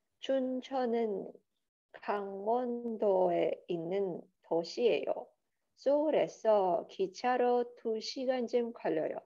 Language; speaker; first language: Korean; non-native, learner; Chinese